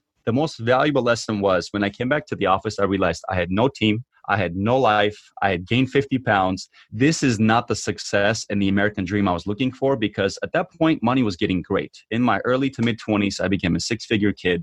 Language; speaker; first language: English; early bilingual, other home language; Armenian